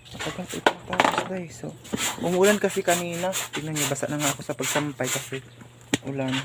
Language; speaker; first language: Filipino; non-native, local second language; Cebuano